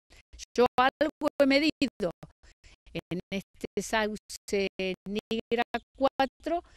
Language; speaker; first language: Spanish; native; Spanish